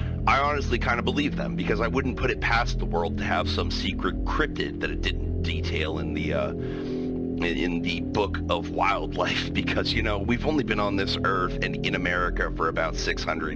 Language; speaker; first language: English; native; English